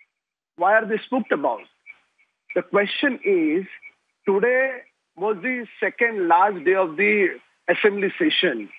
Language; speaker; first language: English; non-native, local second language; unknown